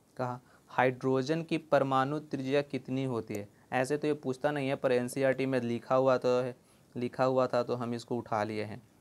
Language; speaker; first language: Hindi; native; Hindi